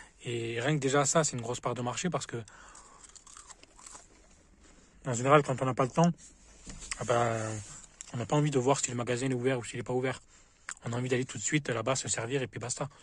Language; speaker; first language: French; native; French